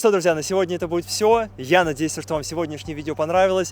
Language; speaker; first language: Russian; native; Russian